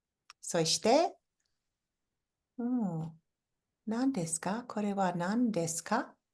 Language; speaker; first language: Japanese; non-native, fluent; English